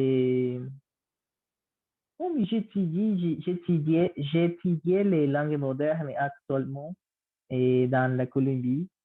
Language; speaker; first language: French; non-native, learner; Spanish